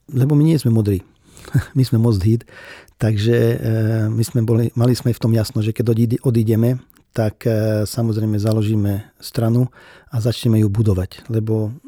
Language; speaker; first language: Slovak; non-native, local second language; Hungarian